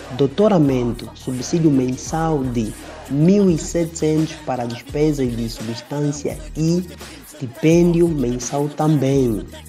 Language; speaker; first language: Portuguese; native; Portuguese